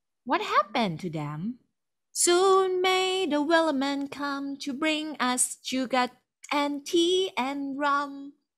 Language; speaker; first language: English; non-native, fluent; Thai